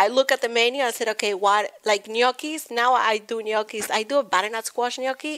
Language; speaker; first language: English; non-native, fluent; Spanish